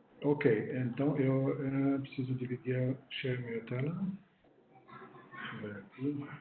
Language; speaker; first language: Portuguese; non-native, fluent; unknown